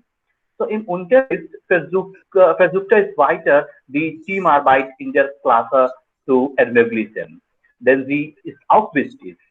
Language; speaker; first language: German; non-native, fluent; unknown